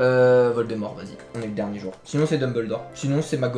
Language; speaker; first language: French; native; French